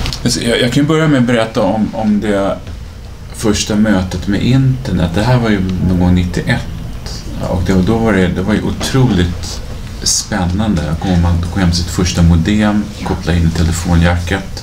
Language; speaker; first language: Swedish; native; Swedish